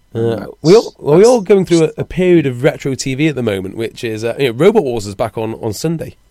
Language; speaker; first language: English; native; English